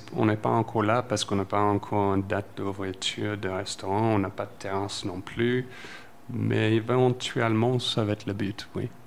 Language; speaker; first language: French; non-native, fluent; English